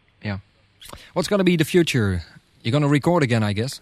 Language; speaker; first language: English; non-native, fluent; Dutch